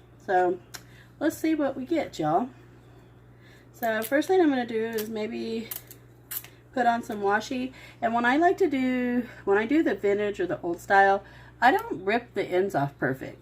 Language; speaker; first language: English; native; English